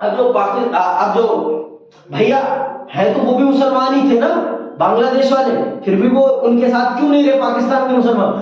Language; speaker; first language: Hindi; native; Hindi